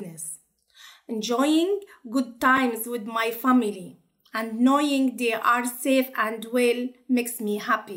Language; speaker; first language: English; non-native, learner; Arabic